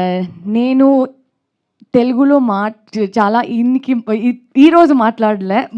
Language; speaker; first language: Telugu; non-native, learner; Kannada